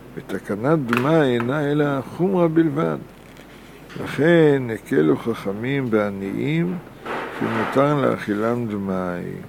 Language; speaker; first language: Hebrew; native; Hebrew